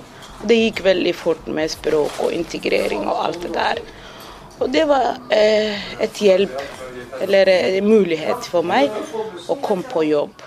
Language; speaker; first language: Norwegian; non-native, fluent; Somali